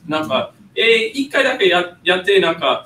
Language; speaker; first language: Japanese; non-native, fluent; English